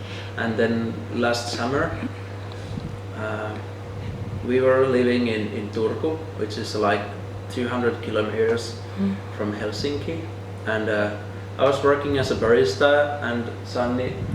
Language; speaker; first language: English; non-native, fluent; Finnish